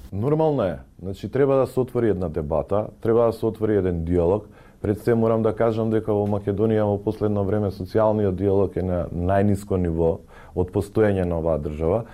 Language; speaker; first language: Macedonian; native; Macedonian